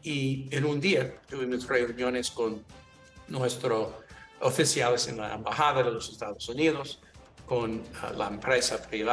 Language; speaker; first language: Spanish; non-native, learner; English